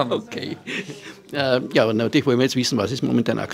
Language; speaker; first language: German; native; German